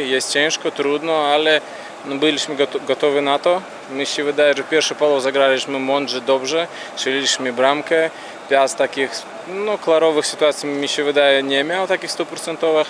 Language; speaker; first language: Polish; non-native, fluent; Latvian